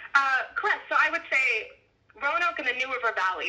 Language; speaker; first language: English; native; English